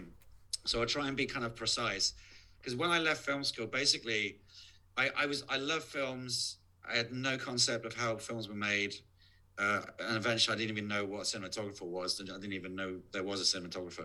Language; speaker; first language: English; native; English